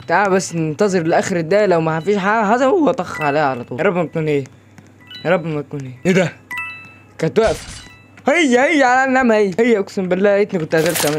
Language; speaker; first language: Arabic; native; Arabic